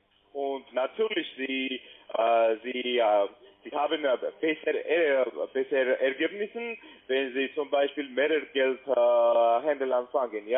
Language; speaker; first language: German; non-native, learner; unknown